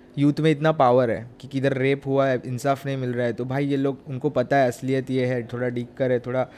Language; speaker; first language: Hindi; native; Hindi